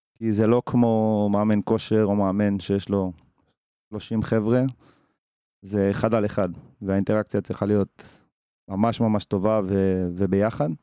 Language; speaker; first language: Hebrew; early bilingual, other home language; English